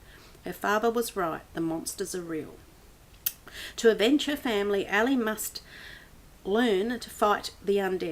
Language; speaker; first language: English; native; English